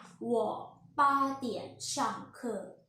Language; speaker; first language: Chinese; non-native, fluent; Thai